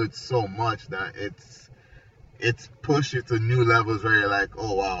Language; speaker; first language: English; non-native, local second language; Igbo